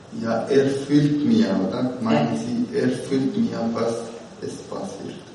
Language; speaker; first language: German; non-native, learner; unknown